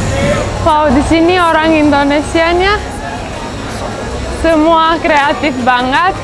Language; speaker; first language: Indonesian; non-native, fluent; Romanian